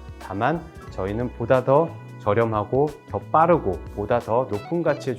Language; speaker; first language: Korean; native; Korean